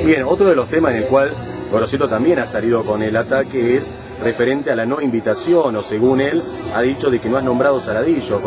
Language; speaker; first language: Spanish; native; Spanish